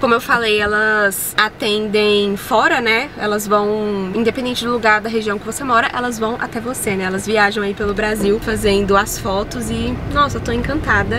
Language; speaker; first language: Portuguese; native; Portuguese